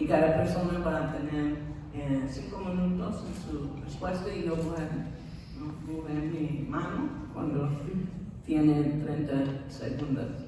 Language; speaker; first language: Spanish; non-native, fluent; English